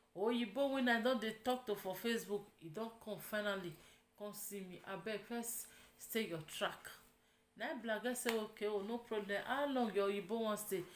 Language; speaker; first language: Nigerian Pidgin; non-native, local second language; Yoruba